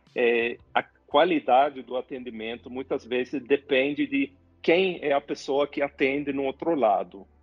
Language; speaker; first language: Portuguese; non-native, fluent; Swedish